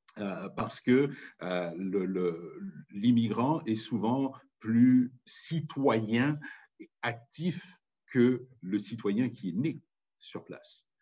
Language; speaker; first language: French; native; French